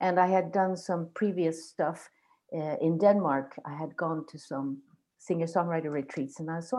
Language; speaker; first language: English; non-native, fluent; Swedish